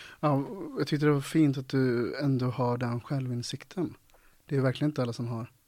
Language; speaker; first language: Swedish; native; Swedish